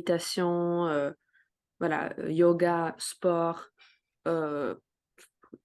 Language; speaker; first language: French; non-native, fluent; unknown